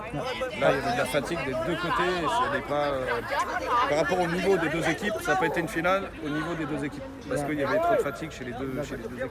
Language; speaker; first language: French; native; French